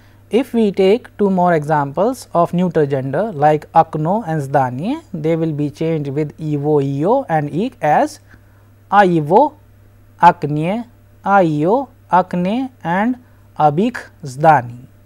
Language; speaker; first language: English; non-native, local second language; Hindi